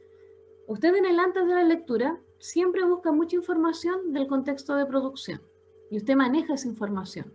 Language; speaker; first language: Spanish; native; Spanish